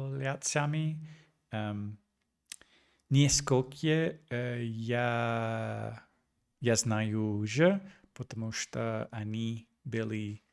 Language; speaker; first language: Russian; non-native, learner; English